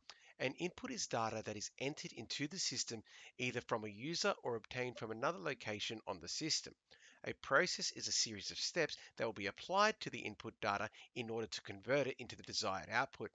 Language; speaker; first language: English; native; English